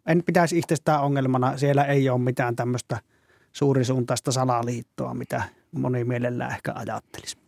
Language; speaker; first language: Finnish; native; Finnish